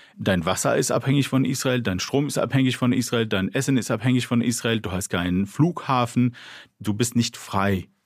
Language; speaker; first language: German; non-native, fluent; Arabic